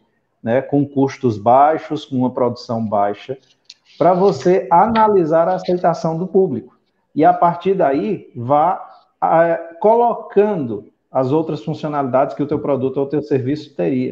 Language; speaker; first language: Portuguese; native; Portuguese